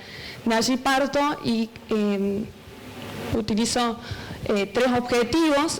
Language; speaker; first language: Spanish; native; Spanish